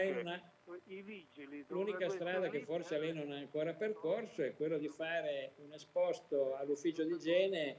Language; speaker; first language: Italian; native; Italian